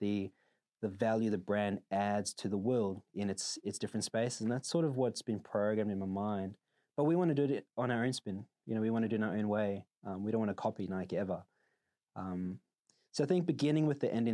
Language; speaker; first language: English; native; English